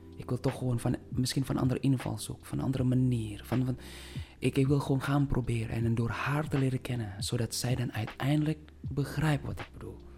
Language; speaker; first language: Dutch; non-native, fluent; Indonesian